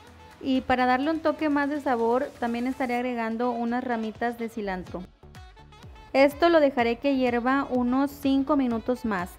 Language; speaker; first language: Spanish; native; Spanish